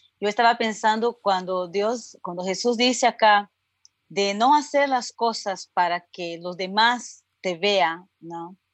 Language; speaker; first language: Spanish; non-native, fluent; Portuguese